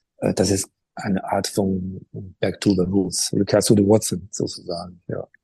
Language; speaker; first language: German; non-native, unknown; Chinese